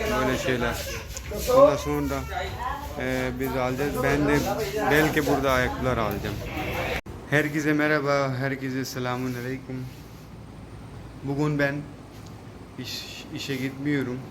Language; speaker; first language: Turkish; non-native, learner; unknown